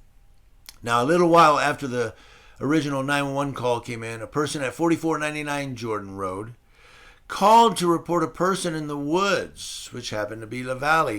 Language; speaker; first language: English; native; English